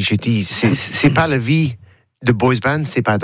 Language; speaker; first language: French; non-native, learner; English